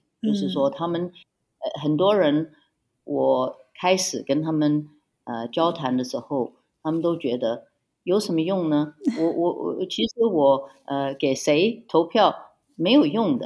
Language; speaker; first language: Chinese; early bilingual, heritage; Chinese